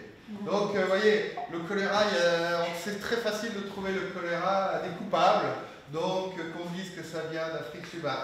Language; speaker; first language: French; native; French